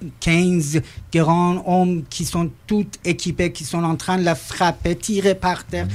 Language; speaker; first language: French; non-native, fluent; Persian